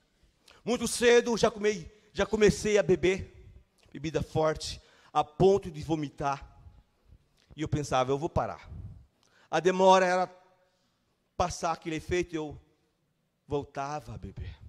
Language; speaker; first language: Portuguese; native; Portuguese